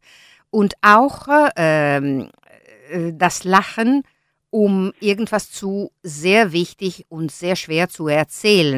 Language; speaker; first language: German; non-native, learner; Italian